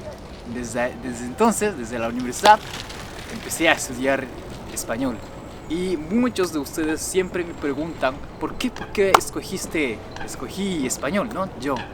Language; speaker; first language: Spanish; non-native, fluent; Japanese